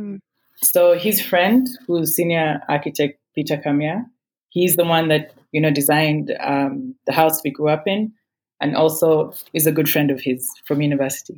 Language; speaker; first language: English; non-native, local second language; Ganda